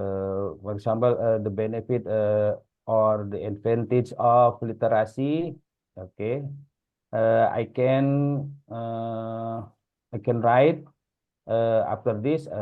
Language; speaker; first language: English; non-native, learner; Indonesian